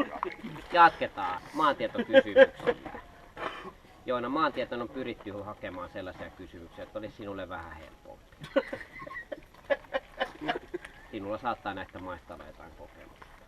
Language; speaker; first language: Finnish; native; Finnish